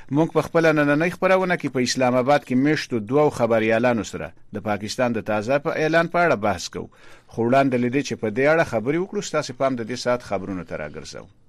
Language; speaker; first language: Pashto; native; Pashto